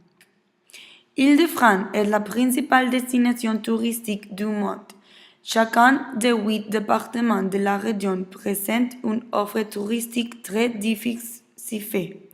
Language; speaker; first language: French; non-native, learner; Spanish